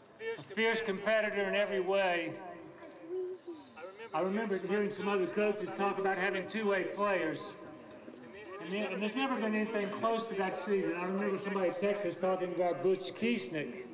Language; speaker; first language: English; native; English